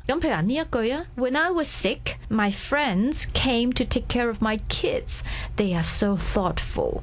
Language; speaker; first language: English; non-native, local second language; Cantonese